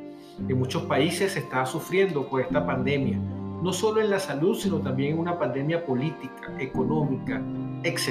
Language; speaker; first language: Spanish; native; Spanish